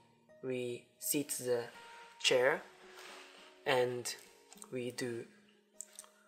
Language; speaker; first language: English; non-native, learner; Japanese